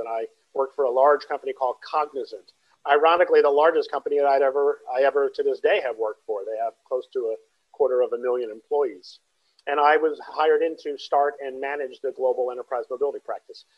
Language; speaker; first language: English; native; English